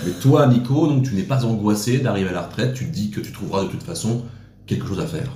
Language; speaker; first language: French; native; French